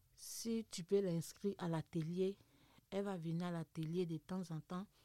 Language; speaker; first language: French; non-native, local second language; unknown